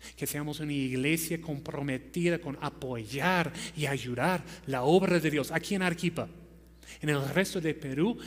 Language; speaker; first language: Spanish; non-native, fluent; English